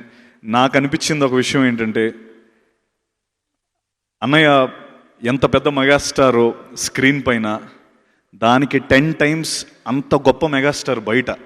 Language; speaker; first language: Telugu; native; Telugu